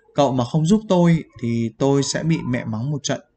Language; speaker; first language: Vietnamese; native; Vietnamese